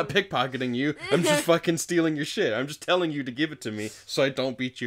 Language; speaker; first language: English; native; English